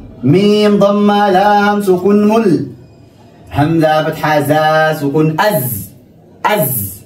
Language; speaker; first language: Arabic; non-native, fluent; Oromo